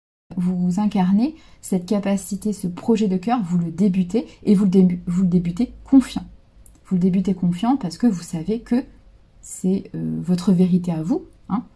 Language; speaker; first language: French; native; French